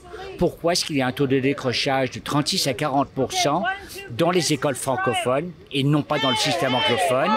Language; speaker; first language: French; non-native, local second language; English